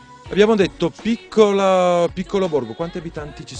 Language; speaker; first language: Italian; native; Italian